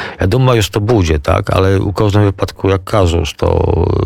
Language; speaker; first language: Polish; non-native, local second language; Belarusian